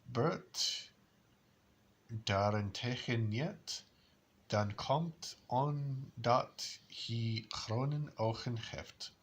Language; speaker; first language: Dutch; non-native, learner; English